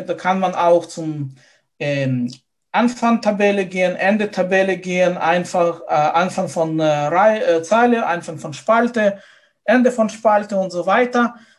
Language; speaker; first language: German; non-native, fluent; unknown